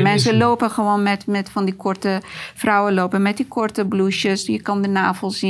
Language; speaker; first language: Dutch; non-native, fluent; Persian